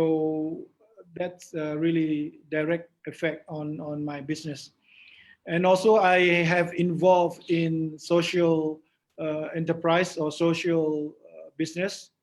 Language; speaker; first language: English; non-native, learner; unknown